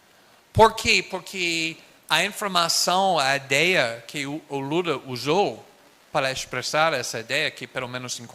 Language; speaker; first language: Portuguese; non-native, fluent; English